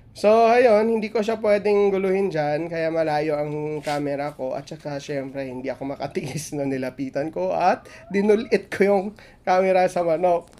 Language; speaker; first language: Filipino; non-native, local second language; Hiligaynon